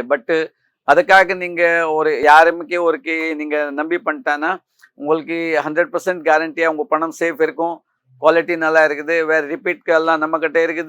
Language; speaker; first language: Tamil; non-native, fluent; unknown